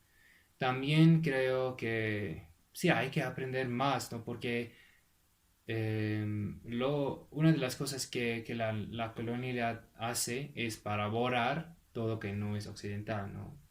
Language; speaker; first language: Spanish; non-native, fluent; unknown